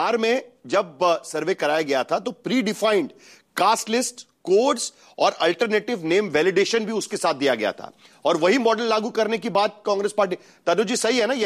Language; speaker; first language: Hindi; non-native, local second language; Marathi